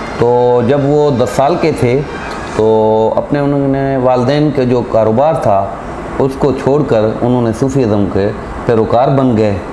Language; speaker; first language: Urdu; non-native, local second language; Sindhi